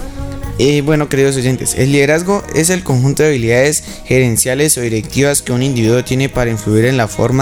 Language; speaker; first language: Spanish; native; Spanish